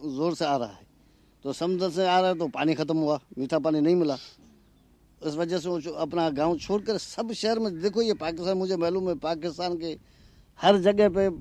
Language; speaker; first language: Urdu; non-native, local second language; Sindhi